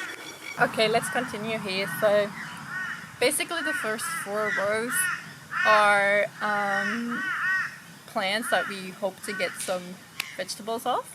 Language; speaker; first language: English; non-native, fluent; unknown